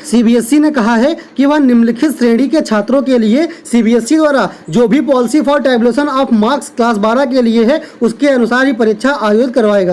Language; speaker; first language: Hindi; native; Hindi